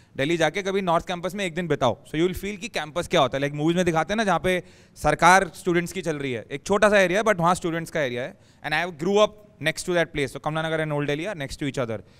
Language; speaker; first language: Hindi; native; Hindi